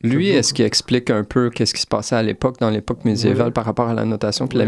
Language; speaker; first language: French; native; French